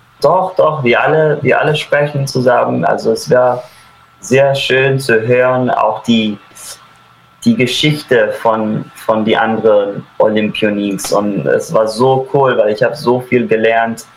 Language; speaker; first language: German; early bilingual, heritage; German